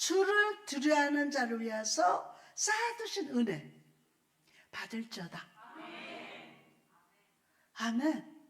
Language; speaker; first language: Korean; native; Korean